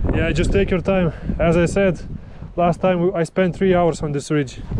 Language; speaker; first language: English; non-native, fluent; Lithuanian